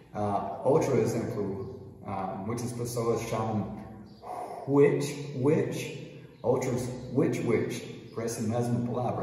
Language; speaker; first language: Portuguese; non-native, fluent; English